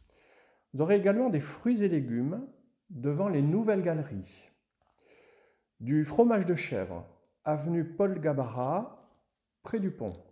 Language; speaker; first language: French; native; French